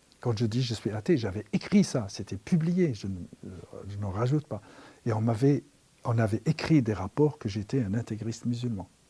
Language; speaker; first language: French; non-native, local second language; Arabic